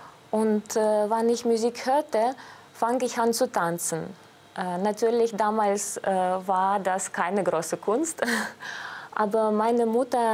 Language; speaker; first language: German; non-native, fluent; Russian